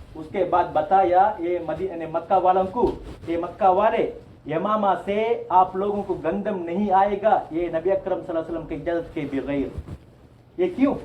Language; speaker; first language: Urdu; non-native, local second language; Tamil